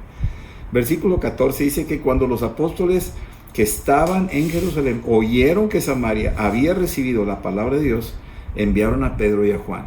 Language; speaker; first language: Spanish; native; Spanish